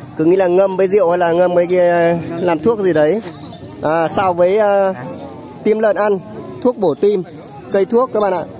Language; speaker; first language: Vietnamese; native; Vietnamese